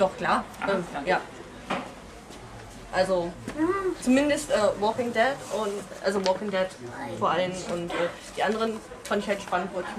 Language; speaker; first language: German; native; German